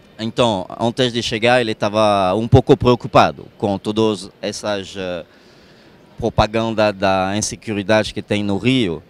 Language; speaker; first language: Portuguese; non-native, fluent; French